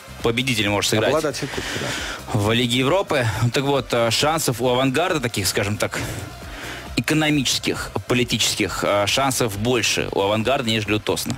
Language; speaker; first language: Russian; native; Russian